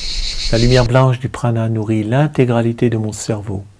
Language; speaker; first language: French; native; French